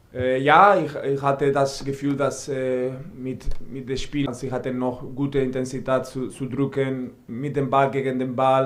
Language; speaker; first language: German; non-native, fluent; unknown